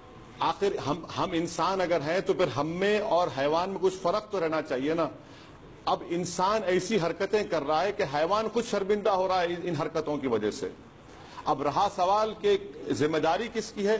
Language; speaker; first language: Urdu; native; Urdu